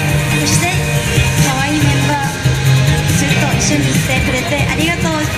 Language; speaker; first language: Japanese; non-native, fluent; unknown